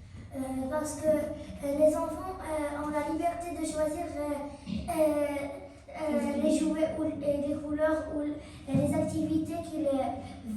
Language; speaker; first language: French; non-native, learner; Arabic